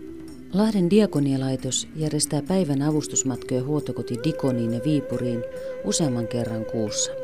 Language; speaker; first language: Finnish; native; Finnish